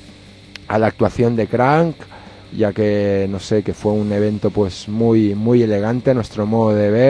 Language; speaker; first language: Spanish; native; Spanish